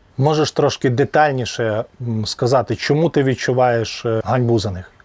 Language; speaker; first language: Ukrainian; native; Ukrainian